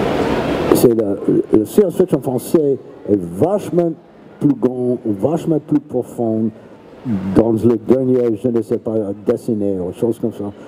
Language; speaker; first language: French; non-native, learner; English